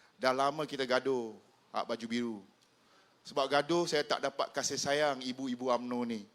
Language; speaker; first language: Malay; non-native, local second language; Chinese